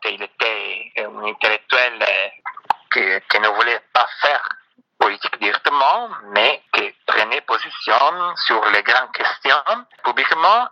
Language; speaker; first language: French; non-native, fluent; Italian